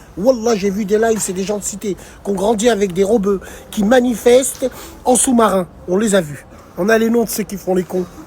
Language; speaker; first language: French; early bilingual, other home language; Arabic